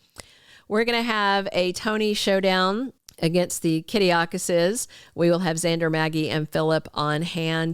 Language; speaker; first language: English; native; English